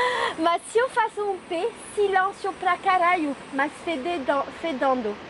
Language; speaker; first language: Portuguese; non-native, learner; French